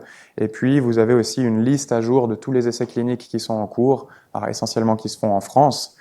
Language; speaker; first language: French; native; French